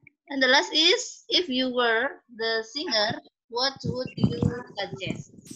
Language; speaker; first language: English; non-native, fluent; Indonesian